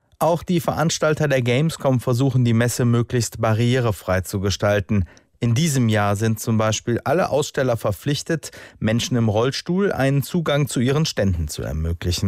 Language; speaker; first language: German; native; German